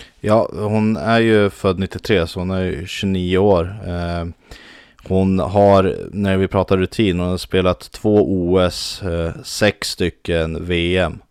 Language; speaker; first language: Swedish; native; Swedish